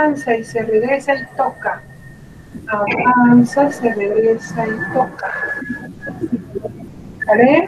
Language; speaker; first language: Spanish; native; Spanish